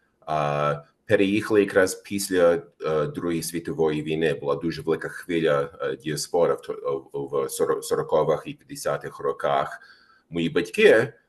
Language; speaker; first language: Ukrainian; early bilingual, heritage; Ukrainian